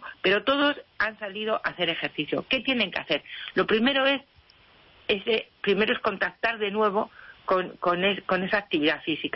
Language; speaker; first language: Spanish; native; Spanish